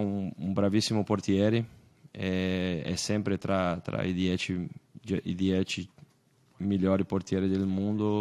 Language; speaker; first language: Italian; non-native, fluent; Portuguese